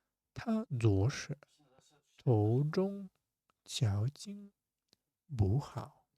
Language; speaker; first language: Chinese; non-native, fluent; Russian